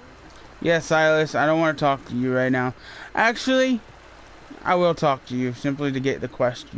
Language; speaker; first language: English; native; English